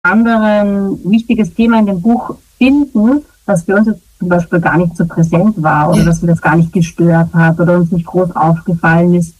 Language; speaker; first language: German; native; German